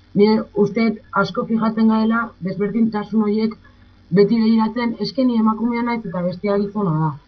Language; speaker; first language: Basque; non-native, local second language; Spanish